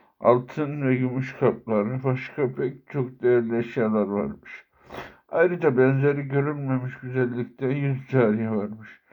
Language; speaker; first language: Turkish; native; Turkish